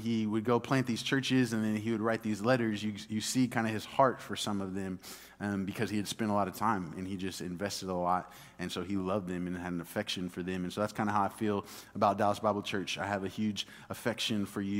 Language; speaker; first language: English; native; English